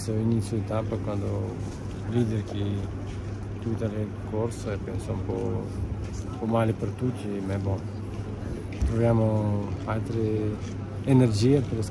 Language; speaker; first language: Italian; non-native, learner; Russian